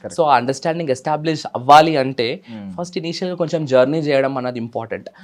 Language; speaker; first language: Telugu; native; Telugu